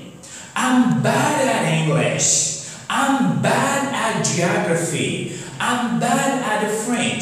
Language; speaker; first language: English; non-native, fluent; Comorian